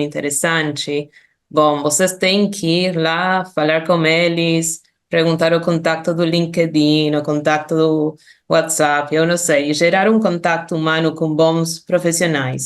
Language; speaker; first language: Portuguese; non-native, fluent; Spanish